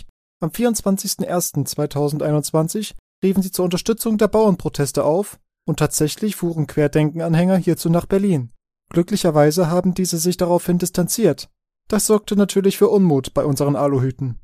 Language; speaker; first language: German; native; German